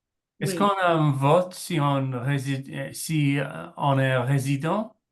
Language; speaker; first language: French; non-native, learner; English